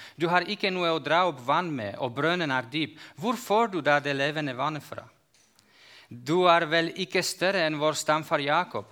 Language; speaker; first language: Norwegian; non-native, fluent; Slovak